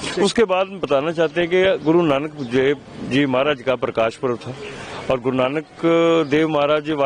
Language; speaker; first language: Urdu; non-native, local second language; Punjabi